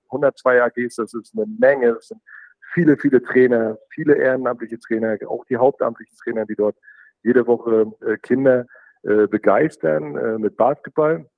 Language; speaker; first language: German; native; German